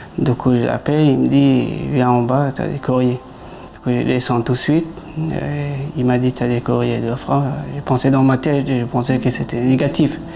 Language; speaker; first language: French; non-native, learner; Persian